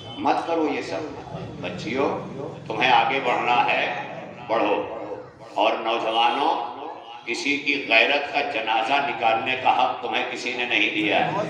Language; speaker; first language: Urdu; non-native, local second language; Awadhi